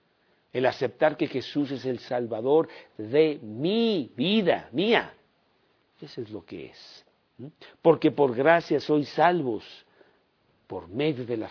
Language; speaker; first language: Spanish; native; Spanish